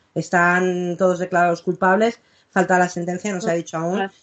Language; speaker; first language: Spanish; non-native, fluent; English